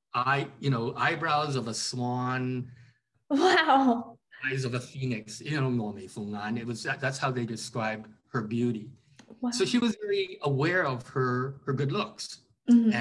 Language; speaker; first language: English; native; English